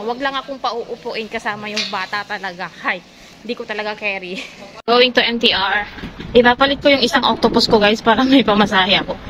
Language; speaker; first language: Filipino; native; Filipino